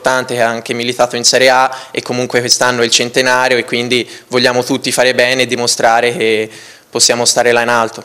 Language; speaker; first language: Italian; native; Italian